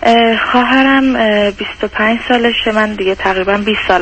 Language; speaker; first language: Persian; native; Persian